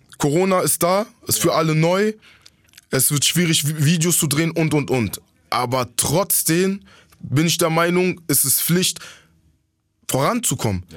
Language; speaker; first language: German; native; German